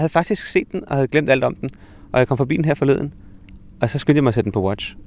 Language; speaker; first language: Danish; native; Danish